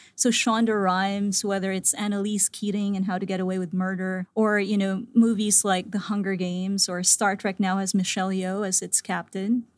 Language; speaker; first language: English; non-native, local second language; Filipino